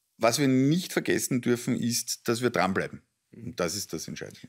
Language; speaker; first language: German; native; German